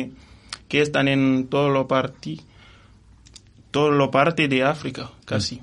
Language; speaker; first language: Spanish; non-native, fluent; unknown